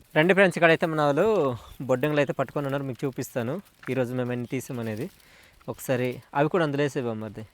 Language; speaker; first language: Telugu; native; Telugu